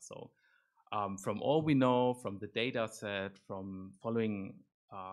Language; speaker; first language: English; non-native, fluent; German